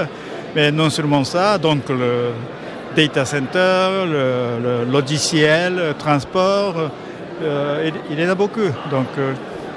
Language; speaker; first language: French; non-native, fluent; Japanese